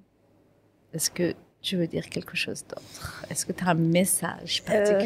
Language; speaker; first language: French; non-native, fluent; Kurdish